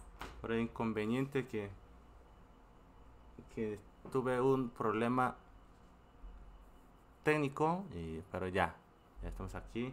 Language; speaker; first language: Spanish; non-native, fluent; Korean